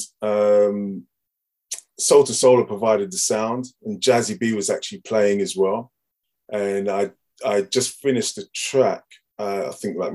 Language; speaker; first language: English; native; English